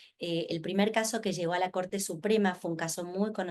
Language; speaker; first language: Spanish; native; Spanish